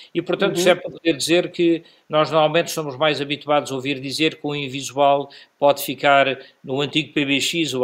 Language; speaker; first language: Portuguese; native; Portuguese